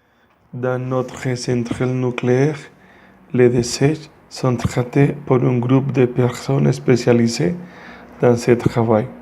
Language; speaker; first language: French; non-native, learner; Spanish